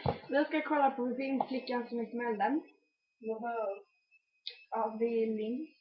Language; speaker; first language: Swedish; native; Swedish